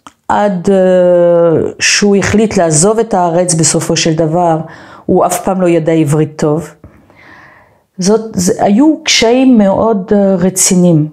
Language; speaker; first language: Hebrew; non-native, fluent; French